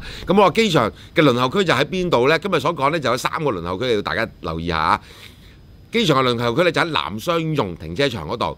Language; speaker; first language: Cantonese; native; Cantonese